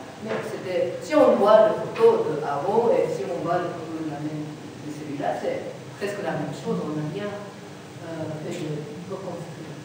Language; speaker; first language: French; non-native, learner; Japanese